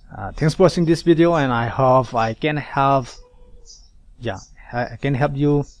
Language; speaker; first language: English; non-native, local second language; Manipuri